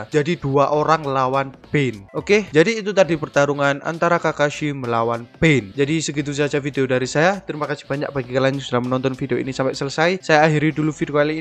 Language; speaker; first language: Indonesian; native; Indonesian